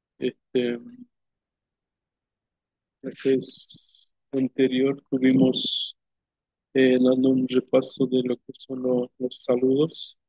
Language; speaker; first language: Spanish; non-native, local second language; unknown